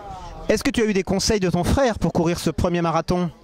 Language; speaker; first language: French; native; French